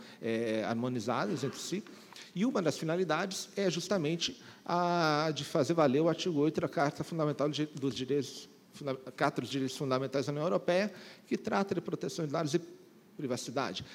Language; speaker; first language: Portuguese; native; Portuguese